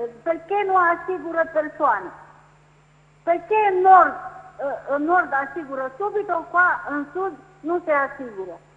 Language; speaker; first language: Italian; non-native, learner; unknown